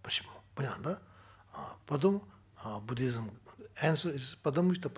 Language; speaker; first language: Russian; non-native, learner; Tibetan